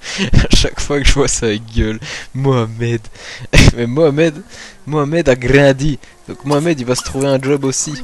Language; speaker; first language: French; native; French